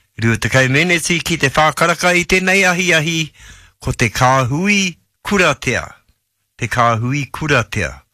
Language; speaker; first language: Māori; native; Māori